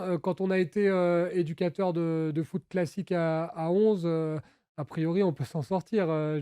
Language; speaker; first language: French; native; French